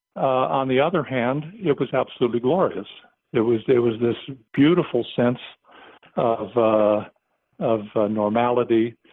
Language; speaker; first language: English; native; English